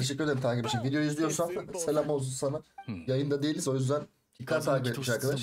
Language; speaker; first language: Turkish; native; Turkish